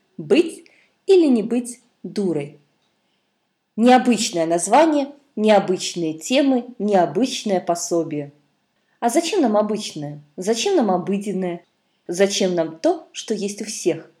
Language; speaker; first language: Russian; native; Russian